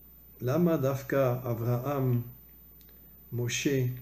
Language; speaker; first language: Hebrew; non-native, fluent; French